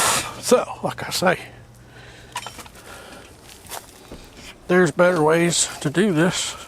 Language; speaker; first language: English; native; English